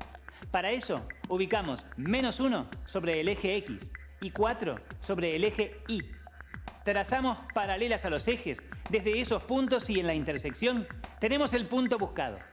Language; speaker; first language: Spanish; native; Spanish